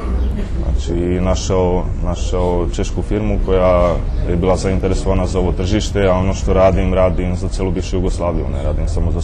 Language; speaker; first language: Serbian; non-native, fluent; Czech